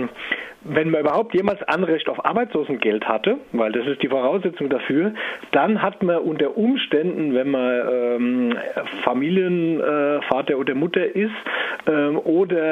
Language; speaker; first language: German; native; German